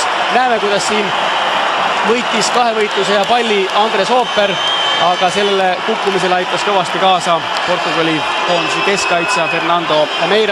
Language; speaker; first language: Estonian; native; Estonian